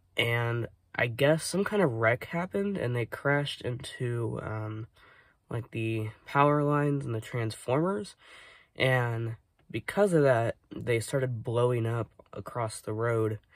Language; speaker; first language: English; native; English